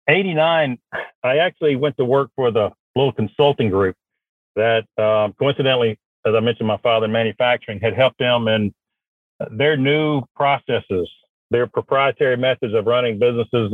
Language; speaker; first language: English; native; English